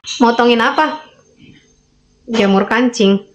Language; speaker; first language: Indonesian; native; Indonesian